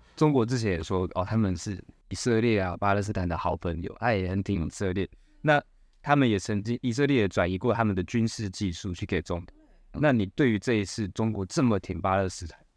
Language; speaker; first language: Chinese; native; Chinese